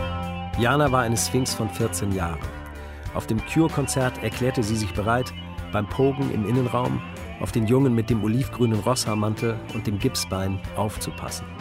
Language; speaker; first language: German; native; German